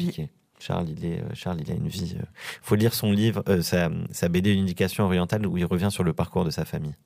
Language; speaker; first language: French; native; French